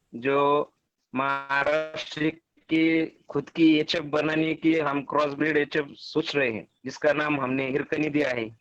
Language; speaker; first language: Hindi; non-native, local second language; Marathi